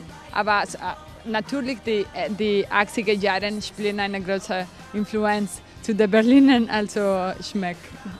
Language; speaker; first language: German; non-native, fluent; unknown